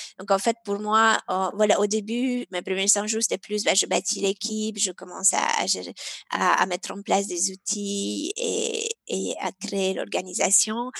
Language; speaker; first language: French; non-native, fluent; Romanian